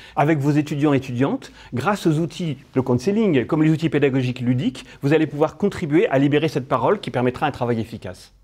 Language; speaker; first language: French; native; French